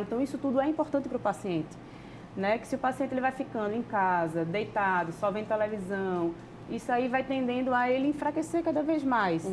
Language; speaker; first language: Portuguese; native; Portuguese